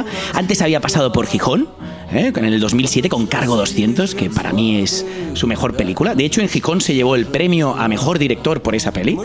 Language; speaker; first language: Spanish; non-native, local second language; Catalan